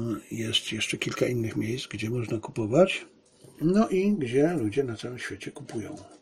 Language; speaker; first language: Polish; native; Polish